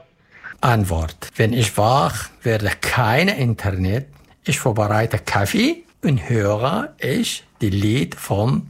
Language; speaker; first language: German; non-native, learner; Arabic